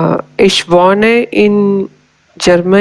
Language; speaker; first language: German; non-native, learner; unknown